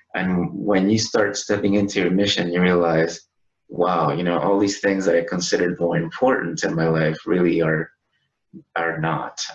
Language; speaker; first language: English; native; English